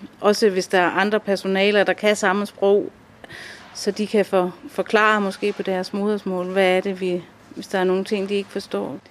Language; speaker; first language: Danish; native; Danish